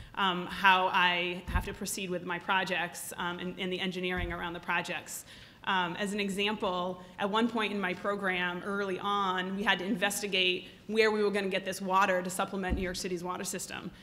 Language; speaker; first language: English; native; English